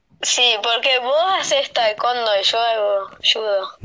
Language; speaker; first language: Spanish; early bilingual, heritage; Spanish